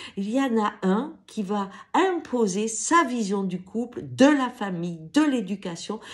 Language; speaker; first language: French; native; French